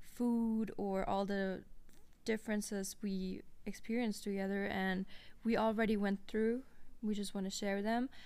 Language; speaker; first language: English; non-native, fluent; German